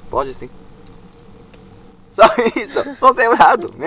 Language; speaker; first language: Portuguese; non-native, fluent; Japanese